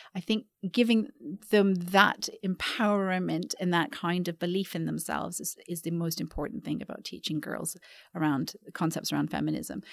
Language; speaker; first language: English; native; English